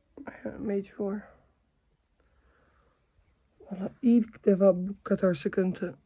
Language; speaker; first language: Turkish; early bilingual, heritage; Turkish